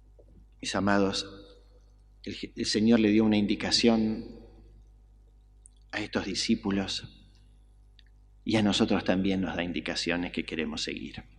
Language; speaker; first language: Spanish; native; Spanish